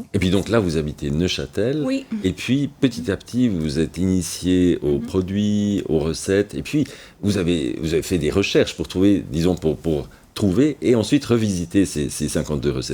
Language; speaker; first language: French; native; French